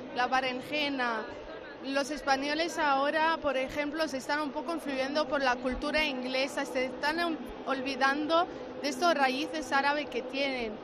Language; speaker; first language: Spanish; non-native, fluent; Arabic